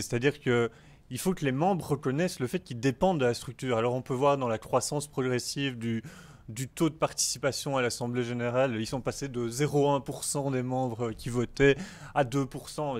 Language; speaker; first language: French; native; French